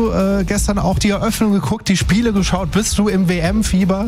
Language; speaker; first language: German; native; German